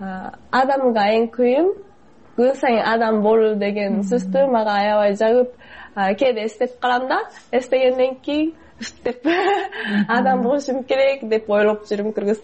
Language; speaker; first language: Kyrgyz; non-native, fluent; Japanese